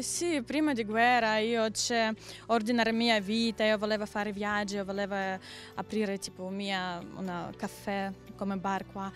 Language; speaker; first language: Italian; non-native, learner; Ukrainian